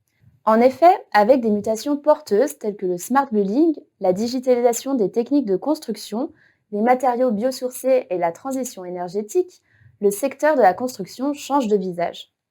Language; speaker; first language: French; native; French